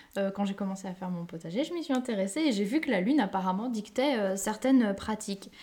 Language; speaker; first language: French; native; French